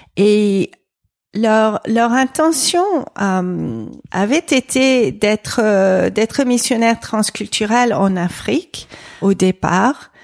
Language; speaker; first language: French; non-native, fluent; English